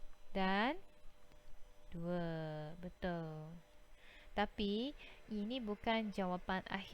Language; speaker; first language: Malay; native; Malay